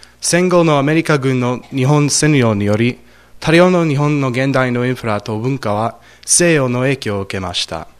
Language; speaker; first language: Japanese; non-native, fluent; English